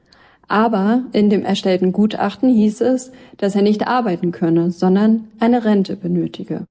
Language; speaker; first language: German; native; German